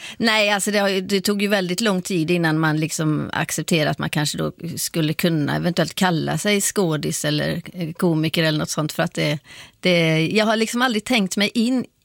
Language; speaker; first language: Swedish; native; Swedish